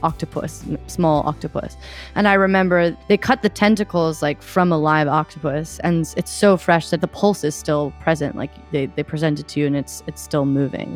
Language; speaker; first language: English; native; English